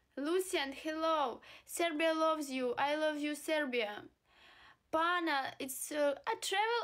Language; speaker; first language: English; non-native, learner; Russian